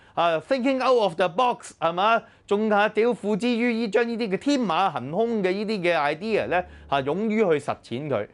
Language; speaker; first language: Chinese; non-native, local second language; Cantonese